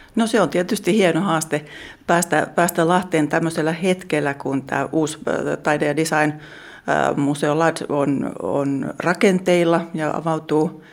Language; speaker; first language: Finnish; native; Finnish